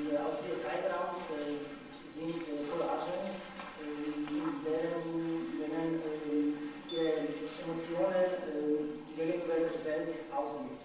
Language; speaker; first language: German; non-native, learner; Czech